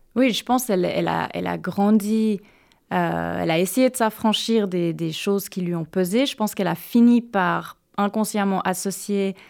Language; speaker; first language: French; native; French